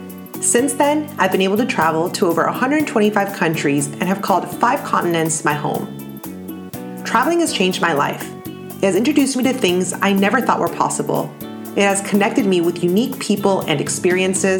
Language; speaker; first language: English; native; English